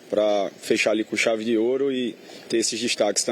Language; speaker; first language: Portuguese; native; Portuguese